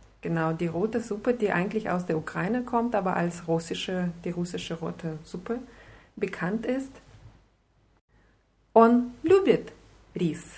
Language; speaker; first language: German; non-native, fluent; Russian